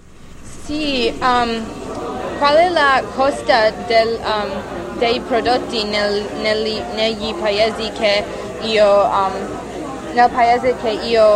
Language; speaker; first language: Italian; non-native, learner; English